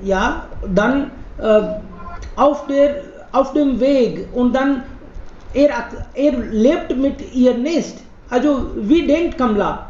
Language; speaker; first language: German; non-native, learner; Hindi